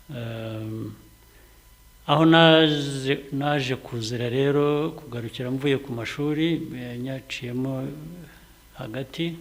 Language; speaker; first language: Kinyarwanda; early bilingual, heritage; Kinyarwanda